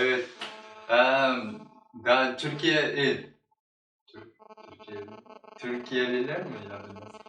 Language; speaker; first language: Turkish; non-native, learner; Kyrgyz